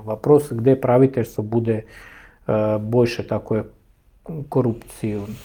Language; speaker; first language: Russian; non-native, fluent; Serbian